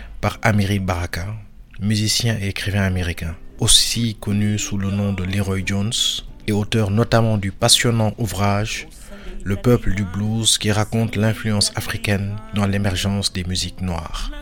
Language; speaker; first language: French; non-native, local second language; Wolof